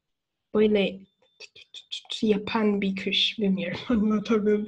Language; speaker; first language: Turkish; non-native, fluent; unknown